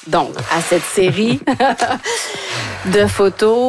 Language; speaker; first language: French; native; French